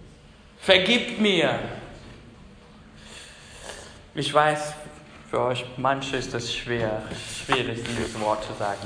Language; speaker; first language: German; non-native, fluent; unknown